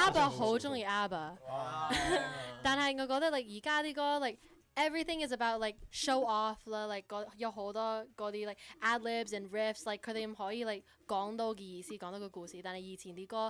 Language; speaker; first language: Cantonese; early bilingual, heritage; English